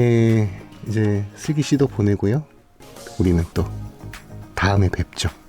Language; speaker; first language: Korean; native; Korean